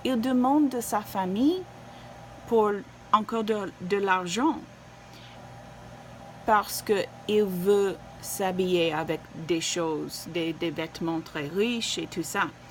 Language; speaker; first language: French; non-native, learner; English